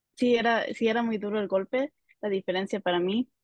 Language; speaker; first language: Spanish; early bilingual, heritage; Spanish